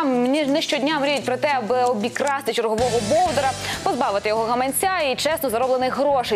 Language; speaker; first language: Ukrainian; native; Ukrainian